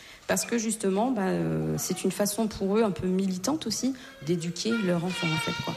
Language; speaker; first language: French; native; French